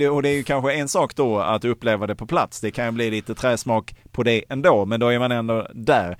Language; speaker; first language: Swedish; native; Swedish